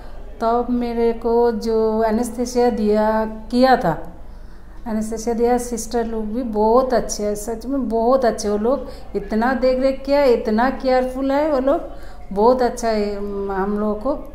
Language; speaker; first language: Hindi; non-native, local second language; Bangla